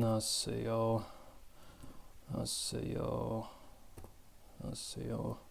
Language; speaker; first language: Korean; non-native, learner; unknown